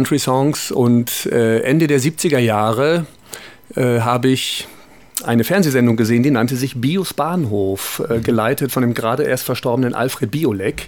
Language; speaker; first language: German; native; German